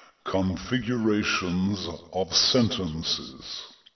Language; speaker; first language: English; native; English